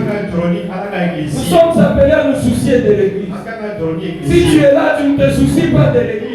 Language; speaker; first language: French; non-native, local second language; Bambara